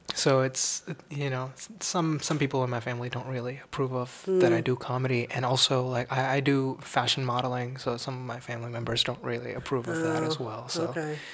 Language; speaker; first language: English; non-native, local second language; Tamil